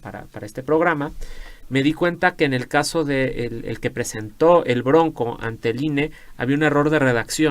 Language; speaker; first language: Spanish; native; Spanish